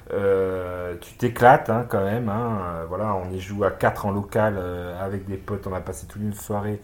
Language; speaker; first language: French; native; French